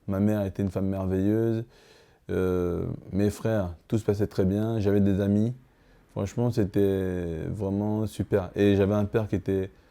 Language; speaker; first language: French; early bilingual, other home language; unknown